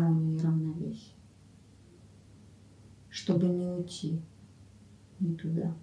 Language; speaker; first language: Russian; native; Russian